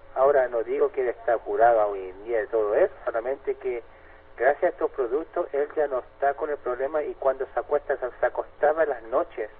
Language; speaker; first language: Spanish; native; Spanish